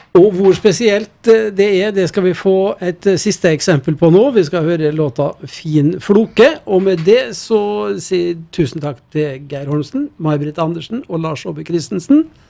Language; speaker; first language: Norwegian; native; Norwegian